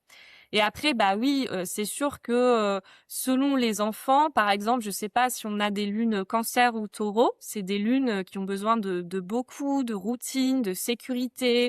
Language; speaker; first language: French; native; French